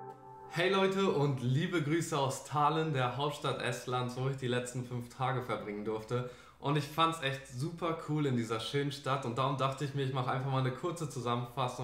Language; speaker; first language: German; native; German